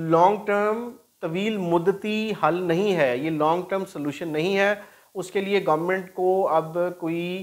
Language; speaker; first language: Urdu; non-native, local second language; Punjabi